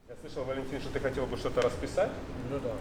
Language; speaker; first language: Russian; native; Russian